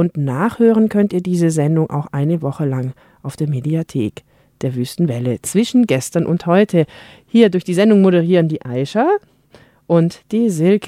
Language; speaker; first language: German; native; German